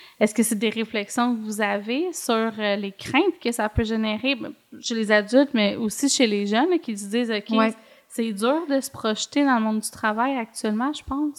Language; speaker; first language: French; native; French